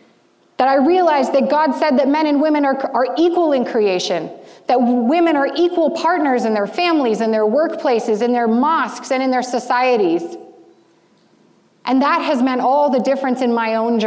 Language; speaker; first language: English; native; English